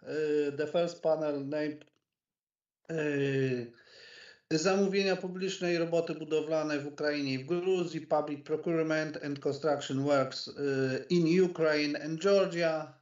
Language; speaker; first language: English; non-native, learner; Polish